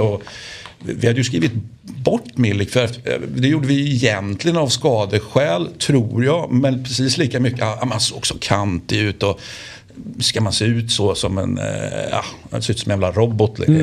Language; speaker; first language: Swedish; native; Swedish